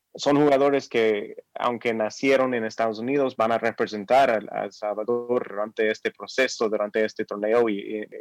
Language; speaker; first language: Spanish; non-native, fluent; English